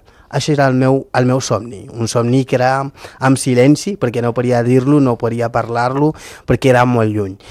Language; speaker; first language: Catalan; non-native, local second language; Fula